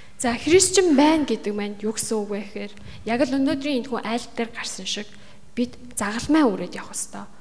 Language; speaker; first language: Mongolian; native; Mongolian